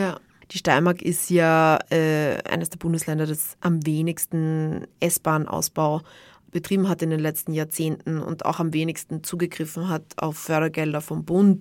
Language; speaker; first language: German; native; German